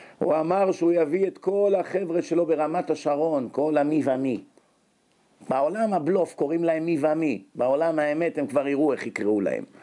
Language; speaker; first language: Hebrew; native; Hebrew